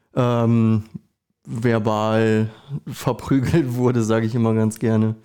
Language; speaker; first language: German; native; German